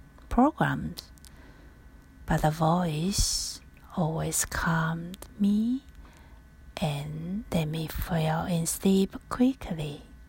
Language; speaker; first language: English; non-native, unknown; Min Nan Chinese